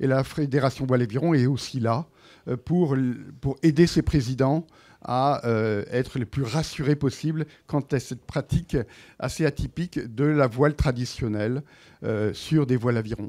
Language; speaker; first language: French; native; French